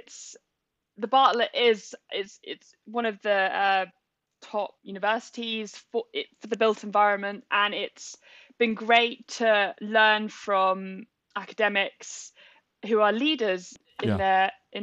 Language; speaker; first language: English; native; English